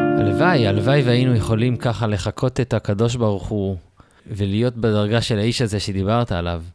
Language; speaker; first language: Hebrew; native; Hebrew